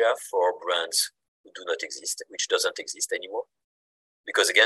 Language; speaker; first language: English; non-native, fluent; French